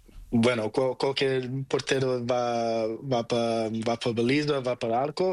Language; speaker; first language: Spanish; non-native, learner; Portuguese